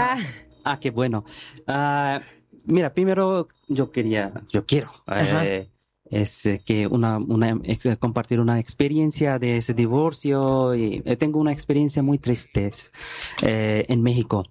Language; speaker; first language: Spanish; non-native, learner; Bangla